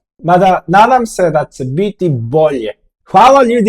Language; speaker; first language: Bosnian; non-native, fluent; Korean